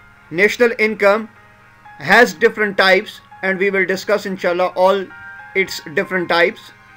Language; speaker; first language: English; non-native, local second language; Urdu